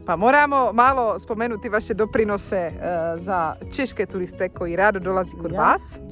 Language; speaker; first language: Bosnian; non-native, fluent; Czech